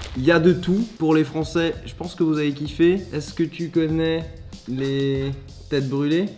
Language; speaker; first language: French; native; French